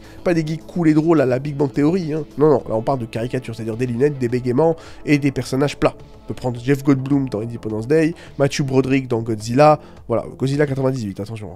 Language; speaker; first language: French; native; French